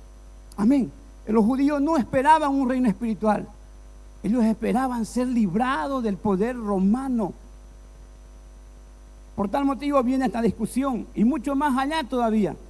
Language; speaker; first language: Spanish; native; Spanish